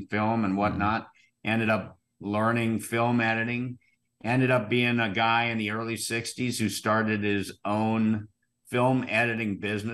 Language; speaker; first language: English; native; English